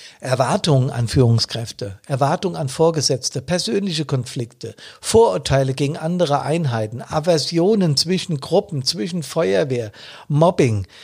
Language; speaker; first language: German; native; German